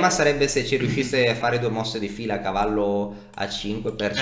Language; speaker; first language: Italian; native; Italian